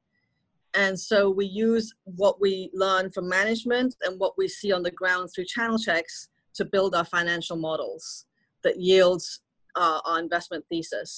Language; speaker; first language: English; non-native, local second language; Cantonese